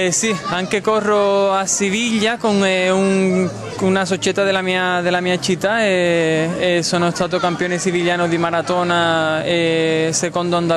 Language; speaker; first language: Italian; non-native, fluent; Spanish